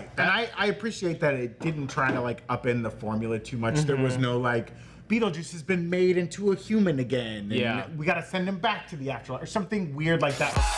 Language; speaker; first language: English; native; English